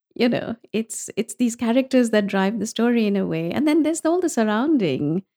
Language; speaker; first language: English; non-native, local second language; Bangla